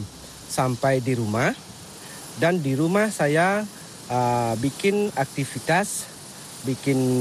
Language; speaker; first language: Indonesian; non-native, local second language; Balinese